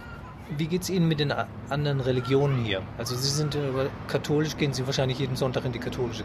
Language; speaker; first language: German; native; German